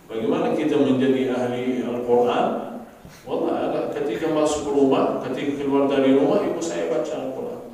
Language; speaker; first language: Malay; non-native, fluent; Arabic